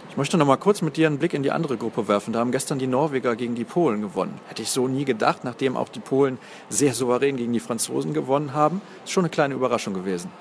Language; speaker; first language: German; native; German